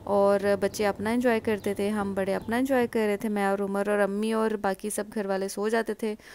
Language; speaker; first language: Urdu; native; Urdu